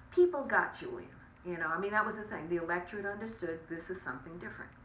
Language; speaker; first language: English; native; English